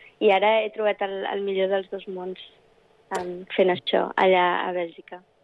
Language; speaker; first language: Catalan; early bilingual, other home language; English